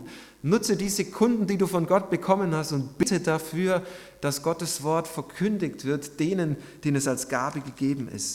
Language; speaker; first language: German; native; German